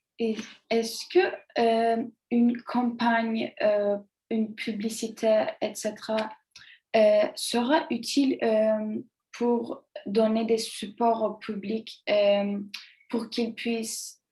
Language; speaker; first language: French; non-native, learner; Turkish